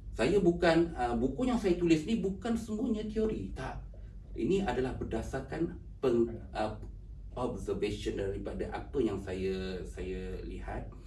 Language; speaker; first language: Malay; native; Malay